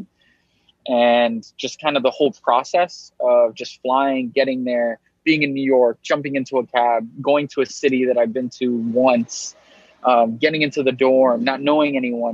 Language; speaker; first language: English; native; English